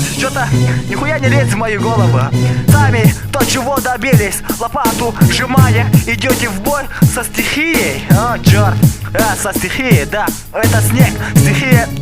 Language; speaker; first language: Russian; non-native, local second language; Yakut